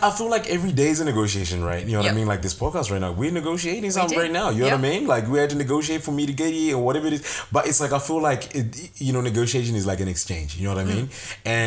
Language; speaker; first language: English; non-native, local second language; Shona